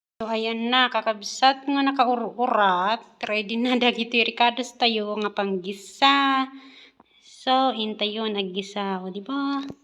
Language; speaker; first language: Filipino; non-native, local second language; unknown